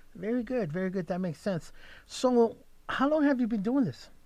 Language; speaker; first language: English; native; English